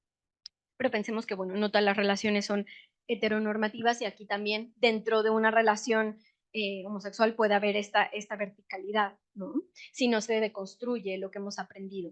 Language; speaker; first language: Spanish; native; Spanish